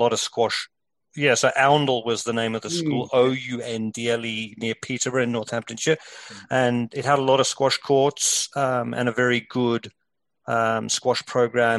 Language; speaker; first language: English; native; English